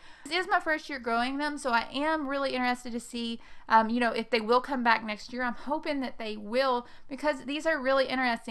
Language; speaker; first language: English; native; English